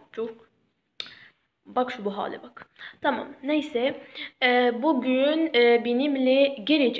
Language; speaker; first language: Turkish; non-native, learner; Arabic